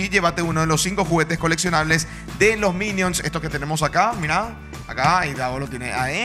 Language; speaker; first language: Spanish; native; Spanish